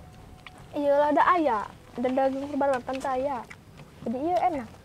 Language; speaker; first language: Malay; non-native, local second language; Sundanese